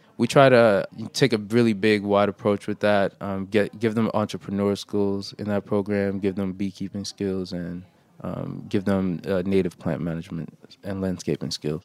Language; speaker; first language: English; early bilingual, other home language; Haitian Creole